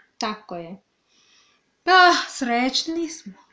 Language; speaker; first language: Serbian; non-native, learner; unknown